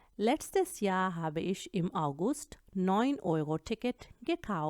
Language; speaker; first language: German; non-native, fluent; Urdu